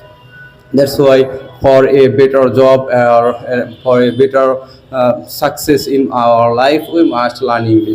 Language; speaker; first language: English; non-native, learner; Bangla